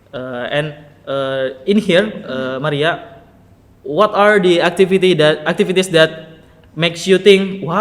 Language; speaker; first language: English; non-native, learner; Indonesian